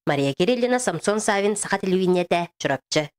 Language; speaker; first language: Russian; non-native, local second language; Yakut